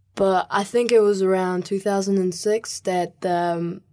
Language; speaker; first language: English; early bilingual, other home language; Spanish